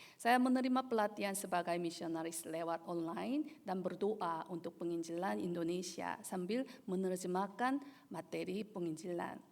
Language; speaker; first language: Indonesian; non-native, fluent; Korean